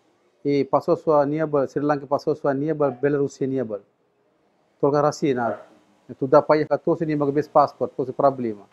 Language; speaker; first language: Russian; non-native, learner; Sinhala